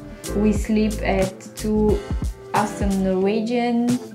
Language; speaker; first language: English; non-native, learner; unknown